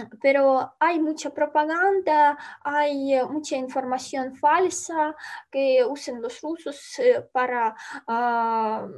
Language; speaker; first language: Spanish; non-native, learner; Ukrainian